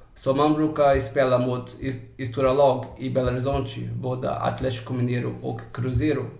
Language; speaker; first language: Swedish; non-native, fluent; Portuguese